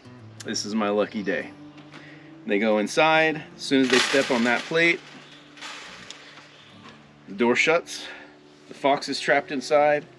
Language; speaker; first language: English; native; English